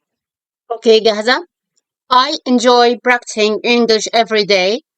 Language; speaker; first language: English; non-native, fluent; Arabic